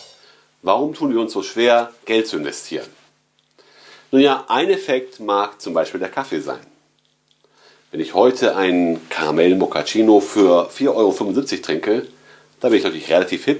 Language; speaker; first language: German; native; German